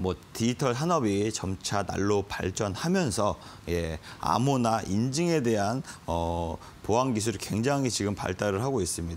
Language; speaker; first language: Korean; native; Korean